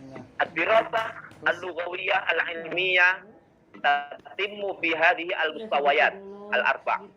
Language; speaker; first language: Arabic; non-native, fluent; Indonesian